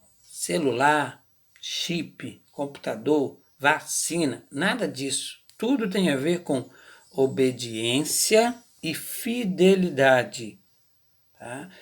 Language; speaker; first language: Portuguese; native; Portuguese